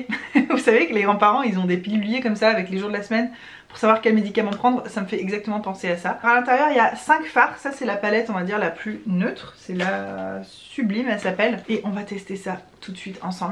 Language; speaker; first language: French; native; French